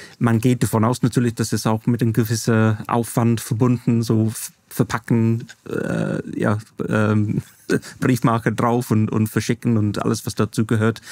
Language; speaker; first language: German; non-native, fluent; English